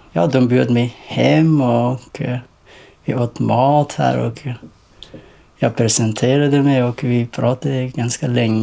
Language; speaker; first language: Swedish; non-native, learner; Persian